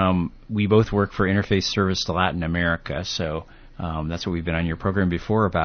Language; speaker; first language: English; native; English